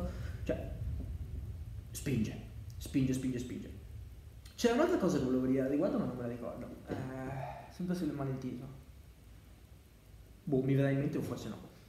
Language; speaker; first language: Italian; native; Italian